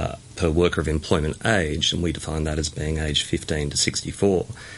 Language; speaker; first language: English; native; English